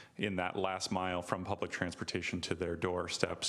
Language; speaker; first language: English; native; English